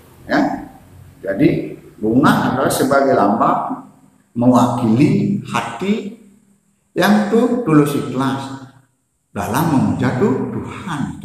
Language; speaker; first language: Indonesian; non-native, local second language; Balinese